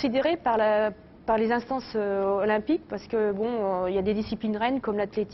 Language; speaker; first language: French; native; French